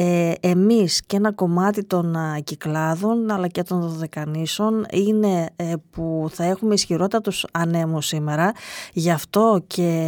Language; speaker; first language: Greek; native; Greek